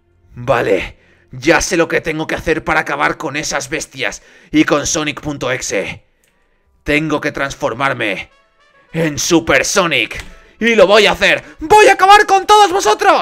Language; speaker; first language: Spanish; native; Spanish